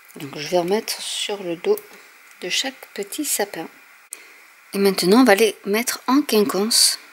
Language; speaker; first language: French; native; French